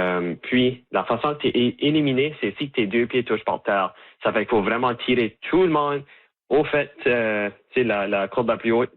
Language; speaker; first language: French; native; French